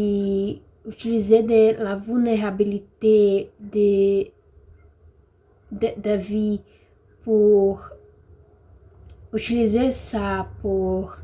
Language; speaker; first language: French; non-native, learner; Portuguese